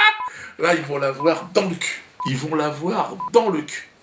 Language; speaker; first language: French; native; French